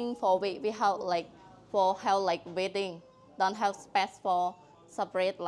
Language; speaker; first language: English; non-native, learner; Khmer